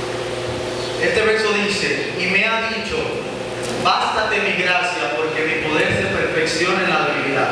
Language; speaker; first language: Spanish; native; Spanish